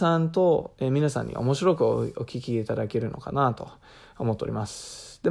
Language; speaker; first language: Japanese; non-native, fluent; English